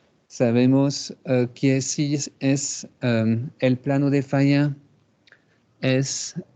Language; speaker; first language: Spanish; non-native, fluent; French